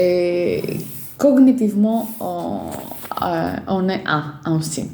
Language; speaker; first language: French; non-native, fluent; Greek